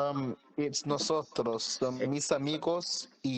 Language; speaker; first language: Spanish; non-native, learner; English